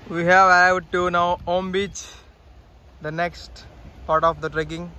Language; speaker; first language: English; non-native, local second language; Telugu